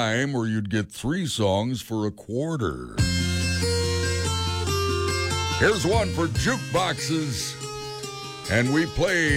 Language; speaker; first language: English; native; English